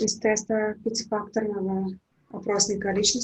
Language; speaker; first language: Russian; native; Russian